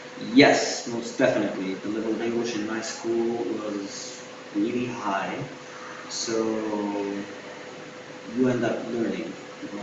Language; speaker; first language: English; non-native, fluent; Spanish